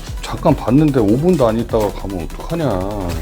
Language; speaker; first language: Korean; native; Korean